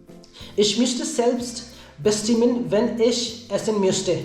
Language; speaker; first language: German; non-native, learner; Hindi